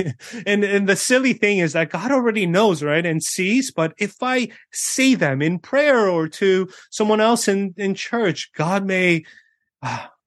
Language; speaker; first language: English; early bilingual, other home language; Korean